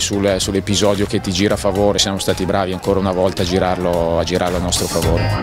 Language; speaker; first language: Italian; native; Italian